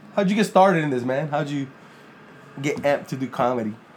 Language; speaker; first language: English; early bilingual, other home language; Spanish